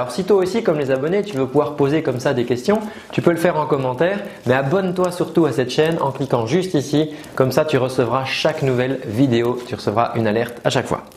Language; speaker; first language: French; native; French